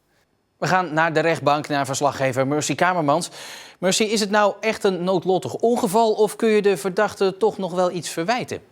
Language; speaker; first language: Dutch; native; Dutch